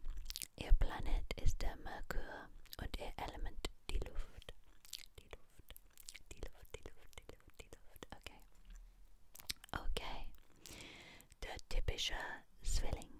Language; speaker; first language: German; non-native, learner; English